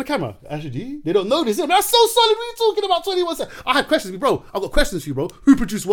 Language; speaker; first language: English; non-native, local second language; Arabic